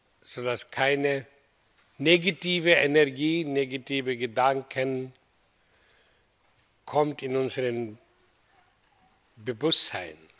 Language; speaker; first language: German; non-native, learner; Hindi